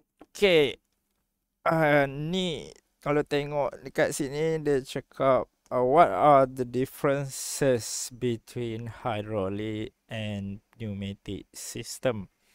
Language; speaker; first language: English; non-native, local second language; Malay